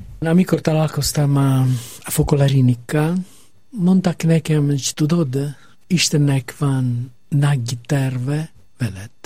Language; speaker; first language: Hungarian; non-native, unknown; Italian